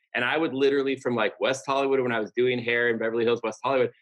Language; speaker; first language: English; native; English